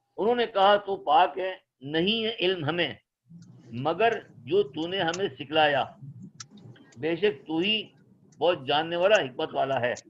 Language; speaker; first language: Urdu; native; Urdu